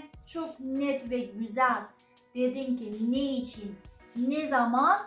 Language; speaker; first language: Turkish; non-native, learner; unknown